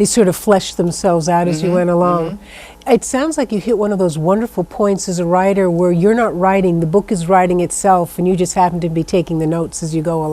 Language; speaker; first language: English; native; English